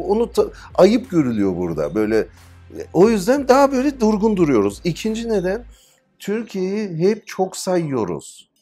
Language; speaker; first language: Turkish; early bilingual, heritage; Turkish